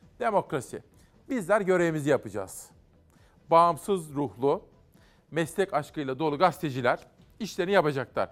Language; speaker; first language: Turkish; native; Turkish